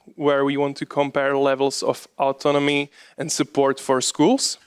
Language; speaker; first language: English; non-native, fluent; Czech